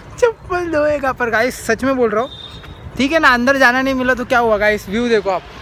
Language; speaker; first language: Hindi; non-native, local second language; Marathi